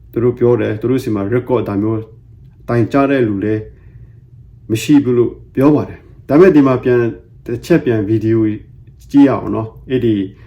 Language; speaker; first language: Burmese; non-native, local second language; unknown